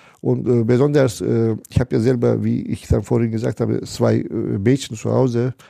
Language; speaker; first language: German; non-native, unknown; Turkish